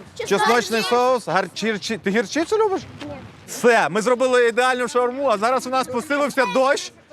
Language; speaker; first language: Ukrainian; non-native, local second language; Russian